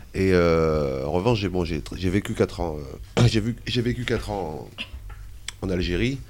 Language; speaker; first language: French; native; French